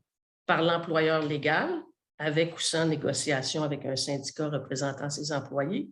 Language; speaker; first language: French; native; French